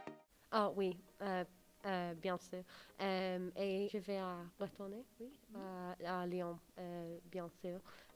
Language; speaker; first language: French; non-native, learner; English